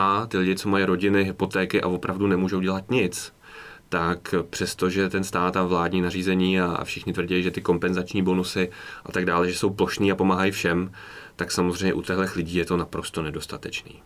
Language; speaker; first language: Czech; native; Czech